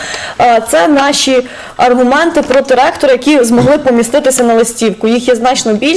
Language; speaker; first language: Ukrainian; native; Ukrainian